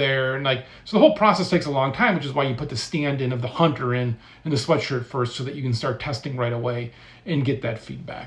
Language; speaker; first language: English; native; English